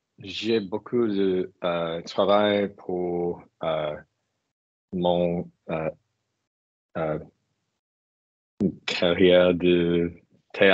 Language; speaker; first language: French; non-native, learner; English